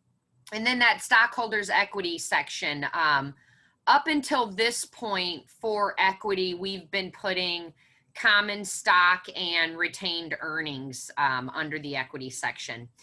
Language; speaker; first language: English; native; English